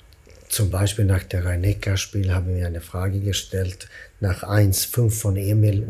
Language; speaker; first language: German; non-native, fluent; Swedish